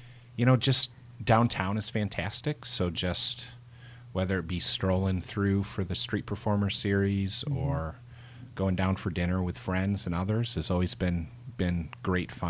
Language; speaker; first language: English; native; English